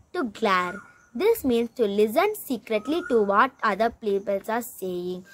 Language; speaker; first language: English; non-native, local second language; Tamil